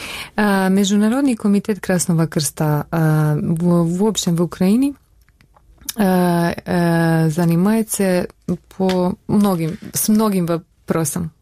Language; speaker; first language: Russian; non-native, learner; Bosnian